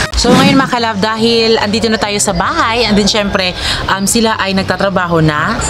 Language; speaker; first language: Filipino; non-native, local second language; Cebuano